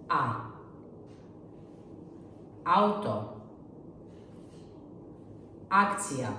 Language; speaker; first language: Slovenian; native; Slovenian